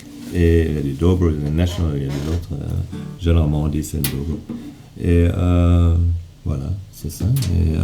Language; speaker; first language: French; non-native, fluent; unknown